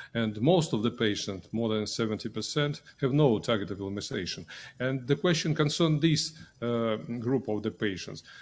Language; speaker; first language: English; non-native, fluent; Russian